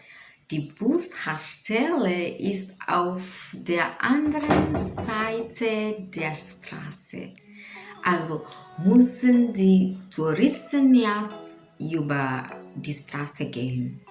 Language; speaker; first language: German; non-native, learner; Swahili